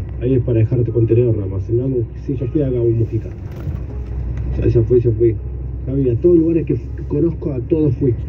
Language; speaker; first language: Spanish; native; Spanish